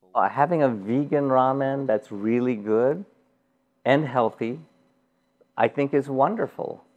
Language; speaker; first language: English; early bilingual, other home language; Japanese